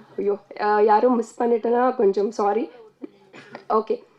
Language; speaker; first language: Tamil; non-native, learner; Telugu